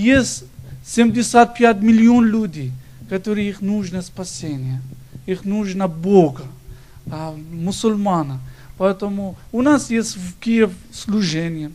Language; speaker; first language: Russian; non-native, learner; Persian